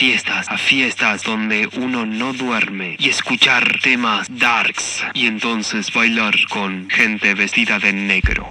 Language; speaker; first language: Spanish; native; Spanish